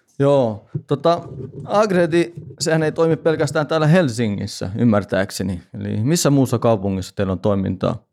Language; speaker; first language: Finnish; non-native, local second language; Swedish